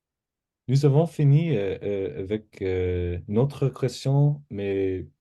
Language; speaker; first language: French; non-native, learner; English